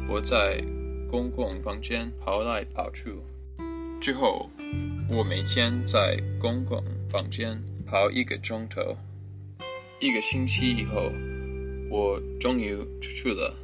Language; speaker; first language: Chinese; non-native, learner; English